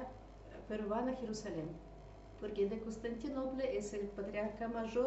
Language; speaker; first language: Spanish; non-native, fluent; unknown